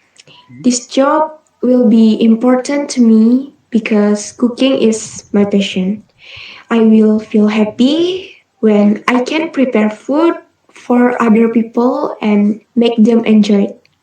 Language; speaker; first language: English; non-native, learner; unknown